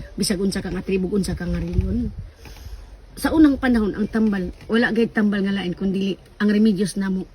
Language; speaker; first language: Cebuano; non-native, local second language; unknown